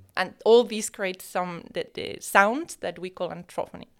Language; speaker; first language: English; non-native, fluent; Spanish